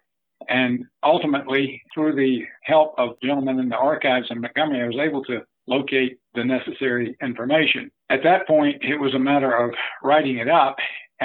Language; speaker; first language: English; native; English